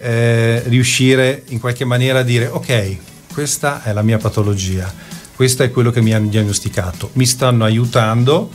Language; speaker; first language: Italian; native; Italian